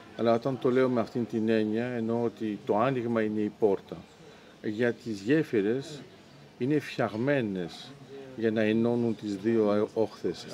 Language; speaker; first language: Greek; early bilingual, heritage; Greek